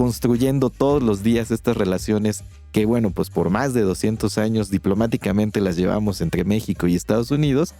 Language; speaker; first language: Spanish; native; Spanish